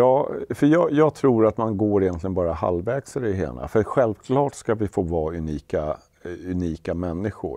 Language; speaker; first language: Swedish; native; Swedish